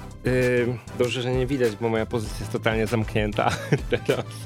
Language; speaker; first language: Polish; native; Polish